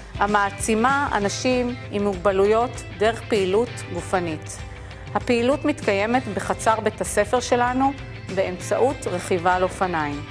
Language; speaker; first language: Hebrew; native; Hebrew